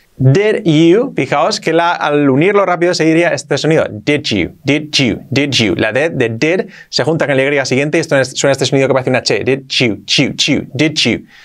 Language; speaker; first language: English; non-native, fluent; Spanish